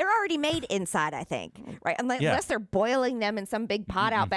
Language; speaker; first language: English; native; English